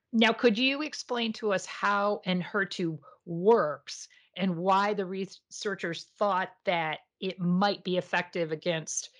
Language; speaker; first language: English; native; English